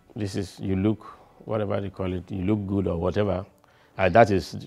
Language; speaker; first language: English; non-native, local second language; Yoruba